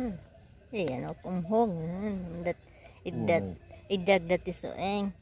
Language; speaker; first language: Dutch; non-native, learner; Filipino